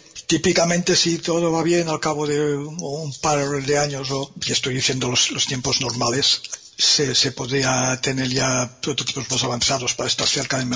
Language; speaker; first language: Spanish; native; Spanish